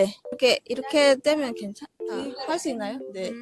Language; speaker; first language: Korean; non-native, learner; Filipino